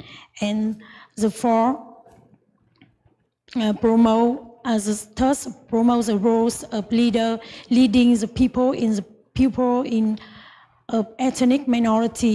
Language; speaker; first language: English; non-native, learner; Vietnamese